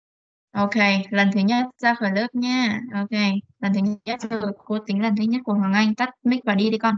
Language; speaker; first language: Vietnamese; native; Vietnamese